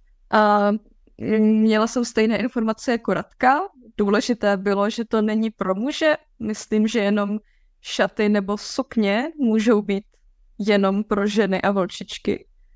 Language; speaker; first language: Czech; native; Czech